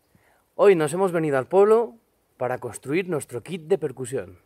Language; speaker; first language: Spanish; native; Spanish